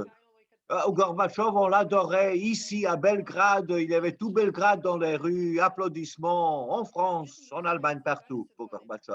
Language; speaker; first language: French; non-native, local second language; Serbian